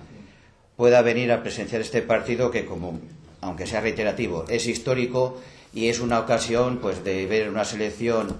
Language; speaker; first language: Spanish; native; Spanish